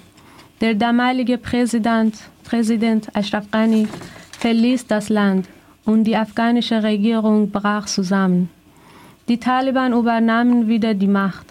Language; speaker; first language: German; non-native, fluent; Persian